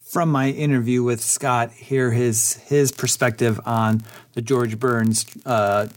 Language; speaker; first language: English; early bilingual, other home language; Polish